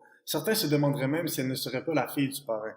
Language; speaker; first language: French; native; French